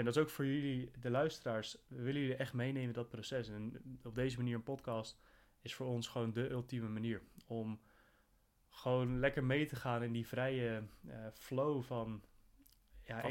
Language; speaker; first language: Dutch; native; Dutch